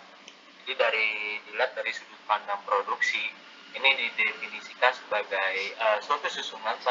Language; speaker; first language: Indonesian; native; Indonesian